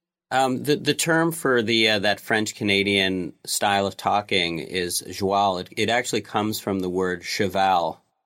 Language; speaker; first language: English; native; English